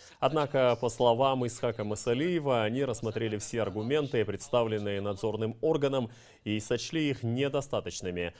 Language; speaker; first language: Russian; non-native, local second language; Kyrgyz